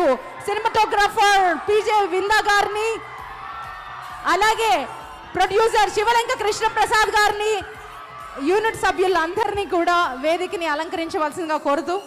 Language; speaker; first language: Telugu; native; Telugu